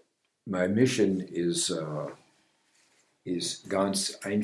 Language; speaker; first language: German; non-native, learner; English